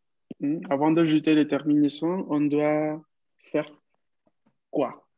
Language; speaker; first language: French; non-native, fluent; Spanish